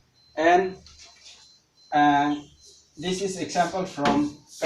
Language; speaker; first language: English; non-native, learner; Indonesian